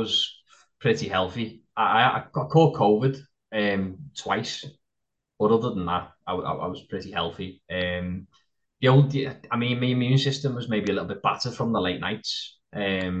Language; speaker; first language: English; native; English